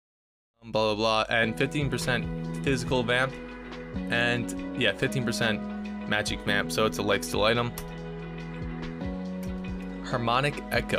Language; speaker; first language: English; native; English